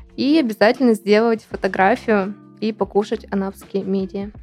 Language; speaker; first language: Russian; native; Russian